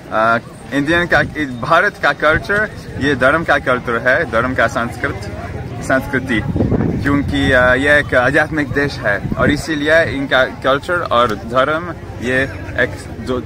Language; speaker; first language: Hindi; non-native, fluent; French